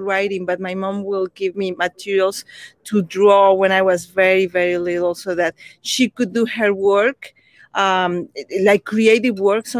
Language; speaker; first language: English; non-native, fluent; Spanish